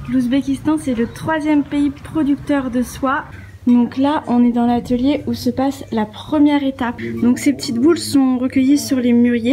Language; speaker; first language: French; native; French